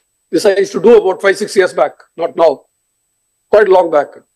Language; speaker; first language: English; non-native, local second language; Telugu